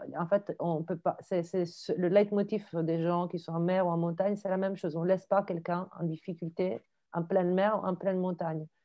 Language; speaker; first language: French; non-native, fluent; Italian